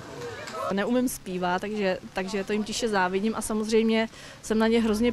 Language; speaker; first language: Czech; native; Czech